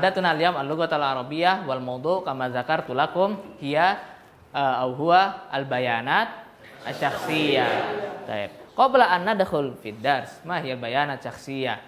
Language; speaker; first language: Arabic; non-native, fluent; Indonesian